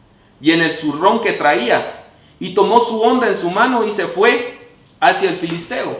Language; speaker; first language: Spanish; native; Spanish